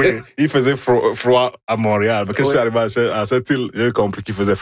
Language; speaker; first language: French; non-native, fluent; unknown